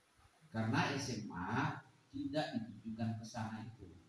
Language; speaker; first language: Indonesian; native; Indonesian